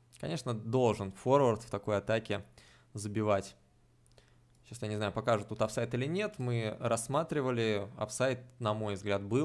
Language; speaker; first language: Russian; native; Russian